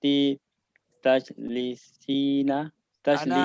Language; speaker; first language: Arabic; non-native, learner; Malay